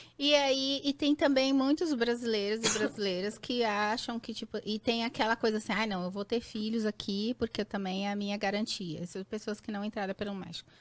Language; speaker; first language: Portuguese; native; Portuguese